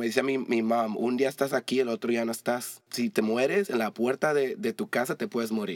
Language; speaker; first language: Spanish; early bilingual, heritage; Spanish